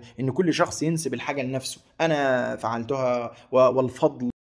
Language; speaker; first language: Arabic; native; Arabic